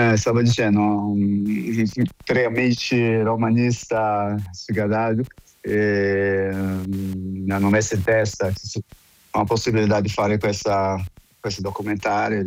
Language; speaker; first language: Italian; non-native, fluent; Portuguese